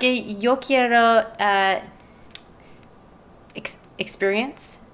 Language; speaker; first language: Spanish; non-native, learner; English